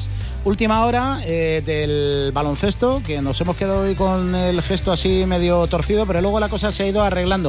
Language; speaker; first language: Spanish; native; Spanish